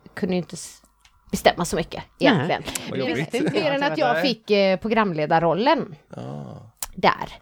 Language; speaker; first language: Swedish; native; Swedish